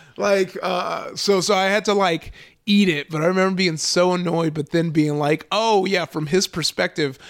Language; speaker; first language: English; native; English